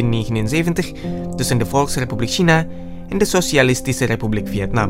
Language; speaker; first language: Dutch; non-native, fluent; Indonesian